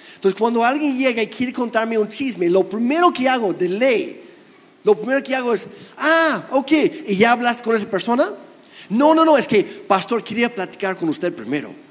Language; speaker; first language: Spanish; non-native, fluent; English